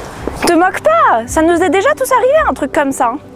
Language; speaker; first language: French; native; French